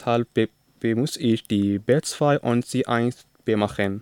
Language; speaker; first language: German; non-native, learner; Arabic